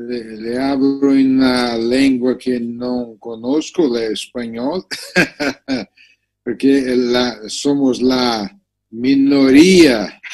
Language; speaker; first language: Spanish; non-native, learner; Portuguese